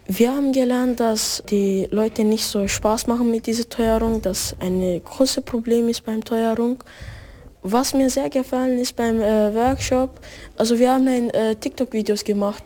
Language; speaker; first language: German; early bilingual, other home language; Turkish